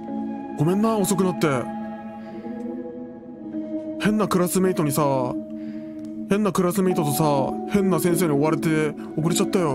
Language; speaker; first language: Japanese; native; Japanese